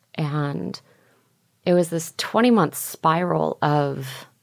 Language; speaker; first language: English; native; English